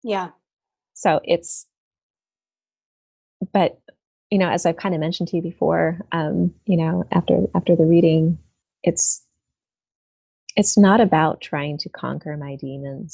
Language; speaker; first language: English; native; English